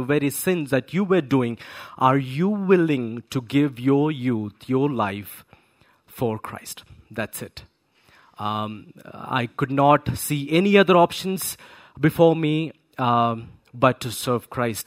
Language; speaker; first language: English; non-native, local second language; Malayalam